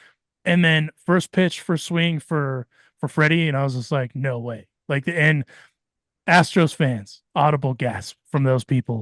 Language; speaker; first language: English; native; English